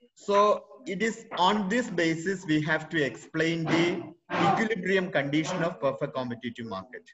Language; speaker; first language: English; non-native, local second language; Malayalam